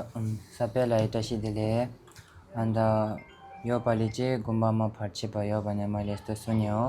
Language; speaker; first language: Nepali; non-native, local second language; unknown